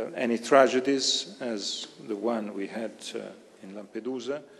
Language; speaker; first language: English; non-native, fluent; Italian